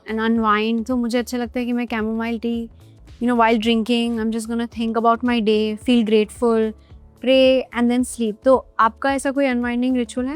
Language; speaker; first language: Hindi; non-native, local second language; Bangla